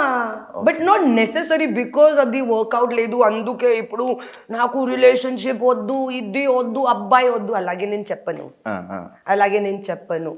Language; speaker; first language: Telugu; non-native, learner; Hindi